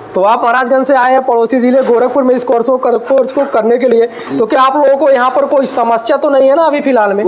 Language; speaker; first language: Hindi; native; Hindi